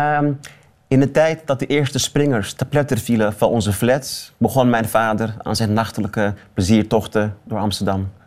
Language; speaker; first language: Dutch; early bilingual, other home language; Zaza